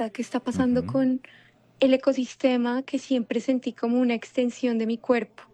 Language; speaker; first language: Spanish; native; Spanish